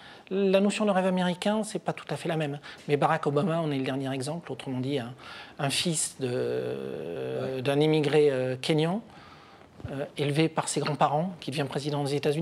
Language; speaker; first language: French; native; French